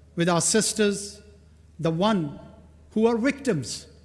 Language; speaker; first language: English; non-native, local second language; Pashto